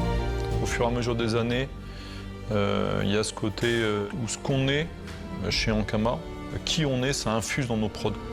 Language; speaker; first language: French; native; French